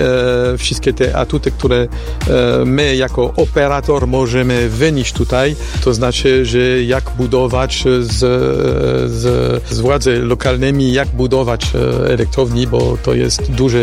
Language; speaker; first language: Polish; non-native, fluent; French